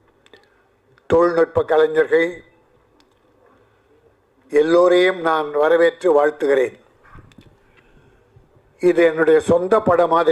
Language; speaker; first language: Tamil; native; Tamil